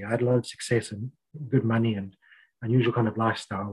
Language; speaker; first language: English; native; English